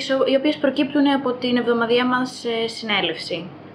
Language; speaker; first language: Greek; native; Greek